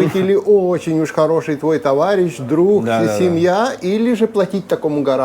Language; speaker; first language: Russian; native; Russian